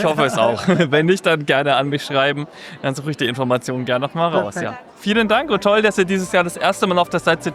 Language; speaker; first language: German; native; German